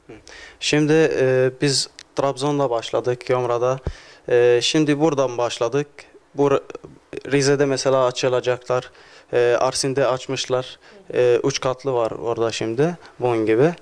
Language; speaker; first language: Turkish; non-native, learner; Arabic